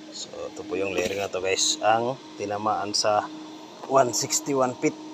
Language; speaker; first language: Filipino; non-native, local second language; Cebuano